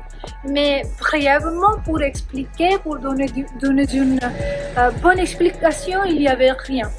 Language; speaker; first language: French; non-native, learner; Punjabi